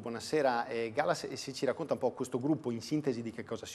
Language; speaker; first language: Italian; native; Italian